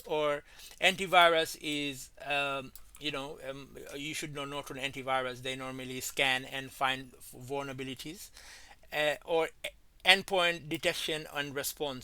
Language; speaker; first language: English; non-native, fluent; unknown